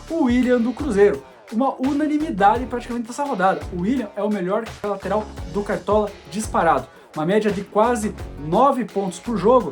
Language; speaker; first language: Portuguese; native; Portuguese